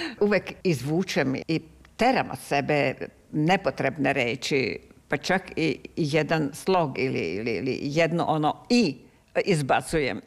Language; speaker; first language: Serbian; non-native, local second language; Hungarian